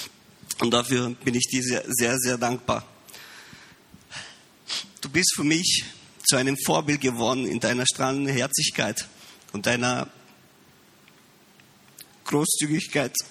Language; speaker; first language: German; early bilingual, heritage; Romanian